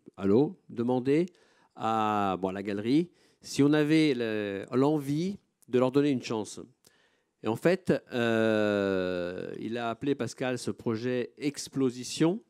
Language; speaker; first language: French; non-native, fluent; Italian